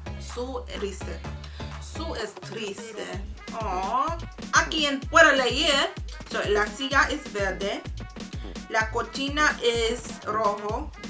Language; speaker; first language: Spanish; non-native, learner; English